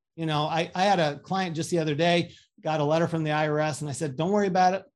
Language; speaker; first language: English; native; English